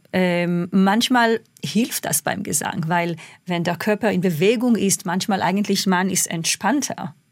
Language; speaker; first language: German; non-native, fluent; Hebrew